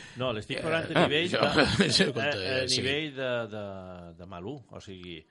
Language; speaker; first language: Catalan; native; Catalan